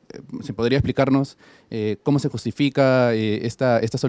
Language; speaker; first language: Spanish; native; Spanish